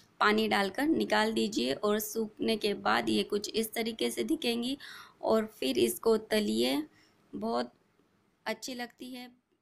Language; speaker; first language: Hindi; non-native, local second language; Marathi